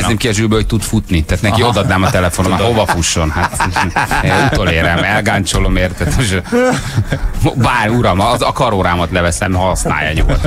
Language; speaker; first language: Hungarian; native; Hungarian